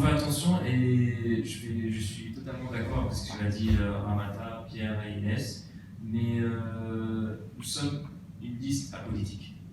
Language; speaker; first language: French; native; French